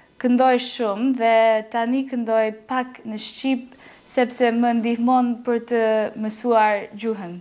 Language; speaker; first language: Albanian; non-native, learner; English